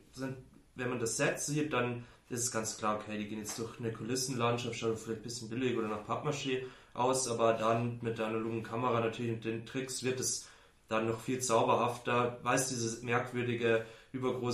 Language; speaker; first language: German; native; German